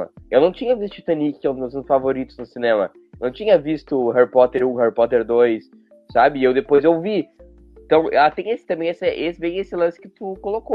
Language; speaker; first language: Portuguese; native; Portuguese